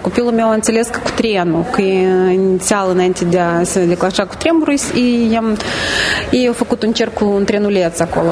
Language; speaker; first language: Romanian; native; Romanian